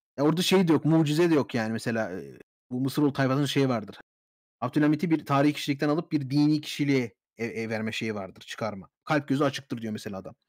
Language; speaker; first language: Turkish; early bilingual, heritage; Turkish